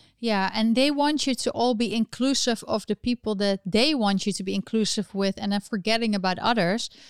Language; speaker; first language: English; non-native, fluent; Dutch